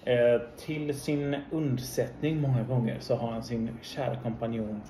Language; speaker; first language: Swedish; native; Swedish